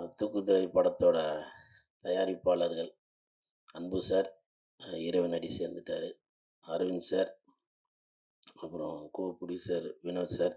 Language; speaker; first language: Tamil; native; Tamil